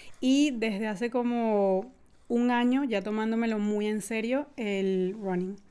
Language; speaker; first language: Spanish; native; Spanish